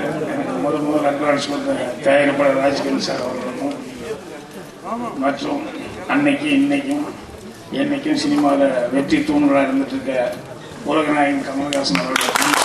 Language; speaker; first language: Tamil; native; Tamil